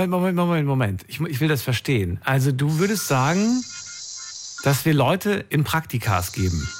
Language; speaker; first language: German; native; German